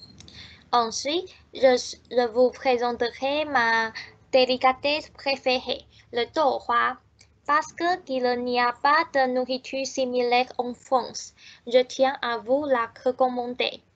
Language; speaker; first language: French; non-native, learner; Chinese